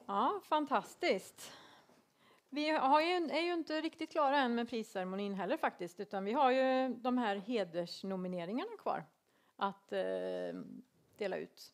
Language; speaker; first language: Swedish; native; Swedish